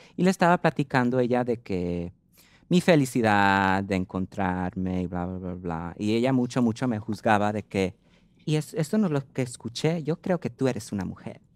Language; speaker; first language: Spanish; early bilingual, heritage; Spanish